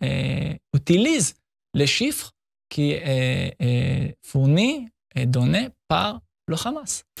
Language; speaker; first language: French; non-native, fluent; Hebrew